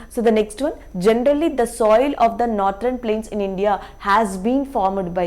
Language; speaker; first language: English; non-native, local second language; Telugu